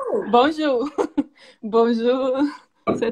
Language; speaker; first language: French; non-native, learner; Portuguese